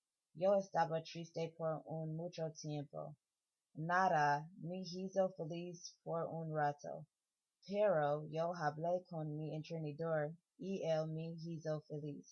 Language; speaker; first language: Spanish; non-native, learner; English